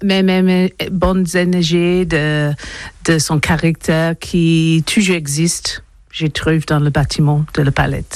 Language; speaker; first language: French; non-native, learner; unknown